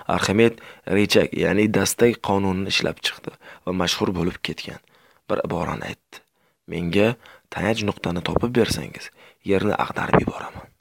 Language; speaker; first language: Uzbek; native; Uzbek